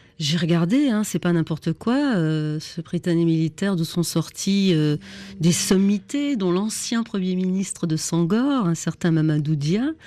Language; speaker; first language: French; native; French